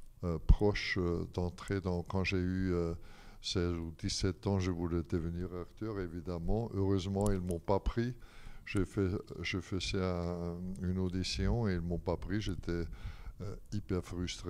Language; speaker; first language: French; non-native, fluent; German